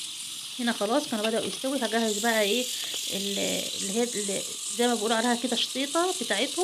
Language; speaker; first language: Arabic; native; Arabic